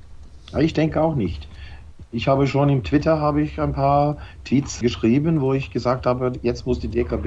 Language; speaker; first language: German; non-native, fluent; Norwegian